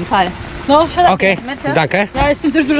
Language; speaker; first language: Polish; native; Polish